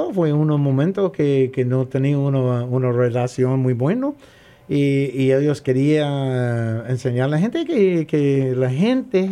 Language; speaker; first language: Spanish; non-native, learner; English